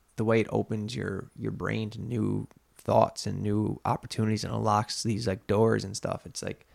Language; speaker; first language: English; native; English